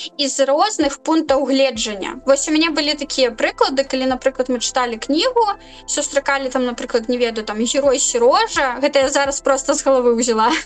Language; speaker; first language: Belarusian; non-native, local second language; Russian